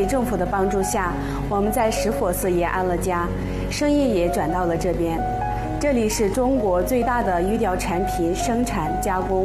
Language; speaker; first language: Chinese; non-native, local second language; Uyghur